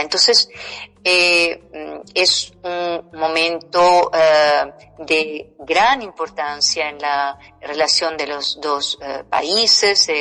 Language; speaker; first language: Spanish; non-native, fluent; Portuguese